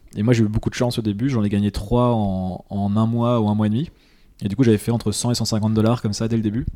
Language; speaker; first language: French; native; French